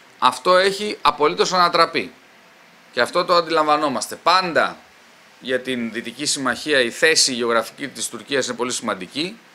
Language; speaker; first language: Greek; native; Greek